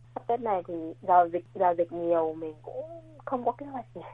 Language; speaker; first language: Vietnamese; native; Vietnamese